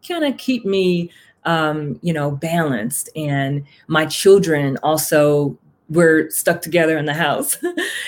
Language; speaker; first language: English; native; English